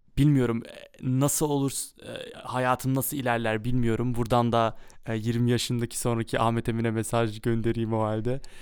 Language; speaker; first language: Turkish; early bilingual, heritage; Turkish